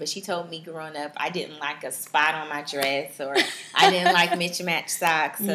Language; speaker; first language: English; native; English